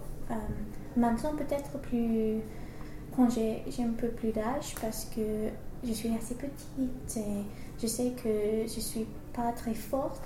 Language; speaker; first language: French; non-native, learner; English